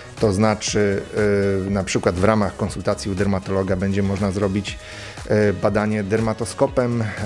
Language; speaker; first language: Polish; native; Polish